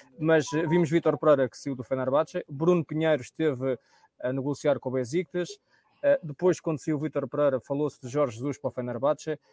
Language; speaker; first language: Portuguese; native; Portuguese